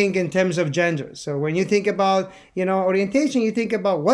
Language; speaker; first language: English; non-native, fluent; Italian